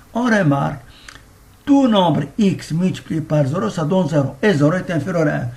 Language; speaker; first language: French; non-native, local second language; Arabic